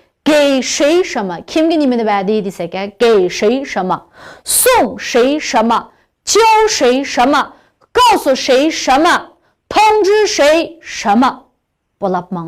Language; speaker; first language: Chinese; non-native, local second language; Uyghur